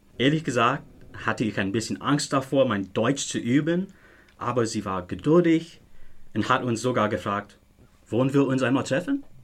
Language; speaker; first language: German; non-native, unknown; English